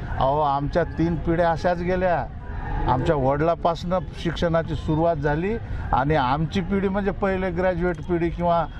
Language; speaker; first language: Marathi; non-native, local second language; Lambadi